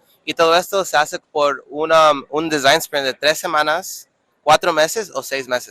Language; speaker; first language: Spanish; early bilingual, heritage; Spanish